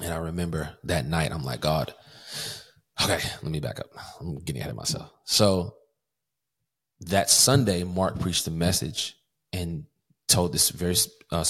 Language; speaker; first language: English; native; English